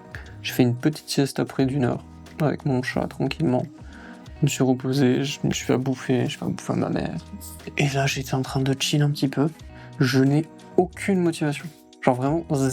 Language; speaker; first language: French; native; French